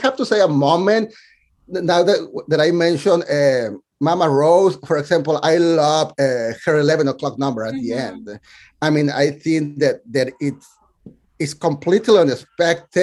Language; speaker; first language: English; non-native, fluent; Spanish